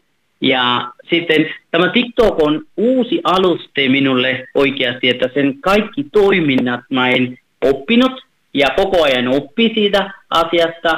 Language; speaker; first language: Finnish; non-native, fluent; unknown